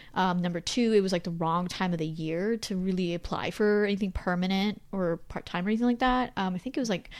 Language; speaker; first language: English; native; English